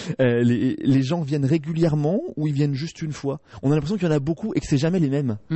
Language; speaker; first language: French; native; French